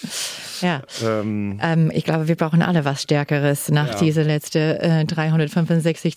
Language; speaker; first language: German; non-native, fluent; English